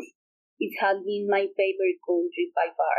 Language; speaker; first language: English; non-native, fluent; Spanish